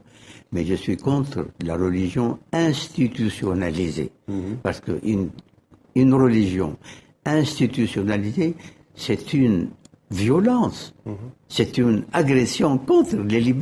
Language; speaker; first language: French; non-native, fluent; Arabic